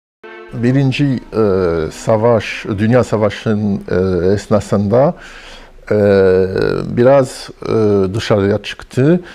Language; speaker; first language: Turkish; non-native, fluent; French